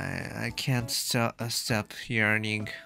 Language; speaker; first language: English; non-native, learner; Japanese